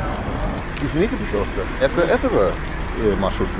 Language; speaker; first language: Russian; non-native, learner; English